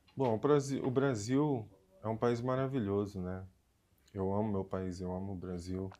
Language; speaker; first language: Portuguese; native; Portuguese